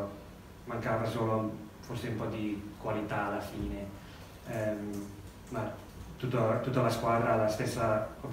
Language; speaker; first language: Italian; non-native, learner; English